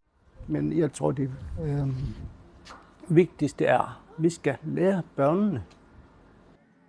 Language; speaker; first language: Danish; non-native, local second language; Kalaallisut